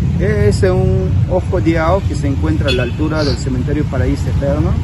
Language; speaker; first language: Spanish; native; Spanish